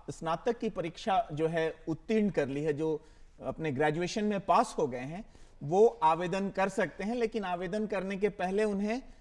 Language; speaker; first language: Hindi; native; Hindi